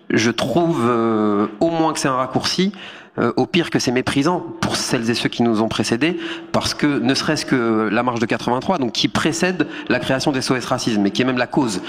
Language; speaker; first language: French; native; French